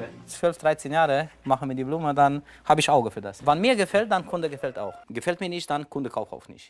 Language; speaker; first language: German; non-native, learner; Polish